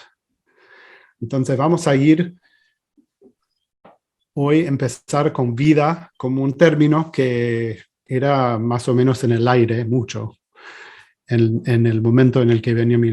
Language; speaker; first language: Spanish; non-native, fluent; English